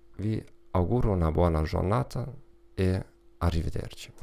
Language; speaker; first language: Italian; non-native, learner; German